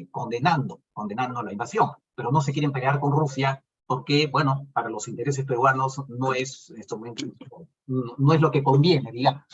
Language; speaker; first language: Spanish; native; Spanish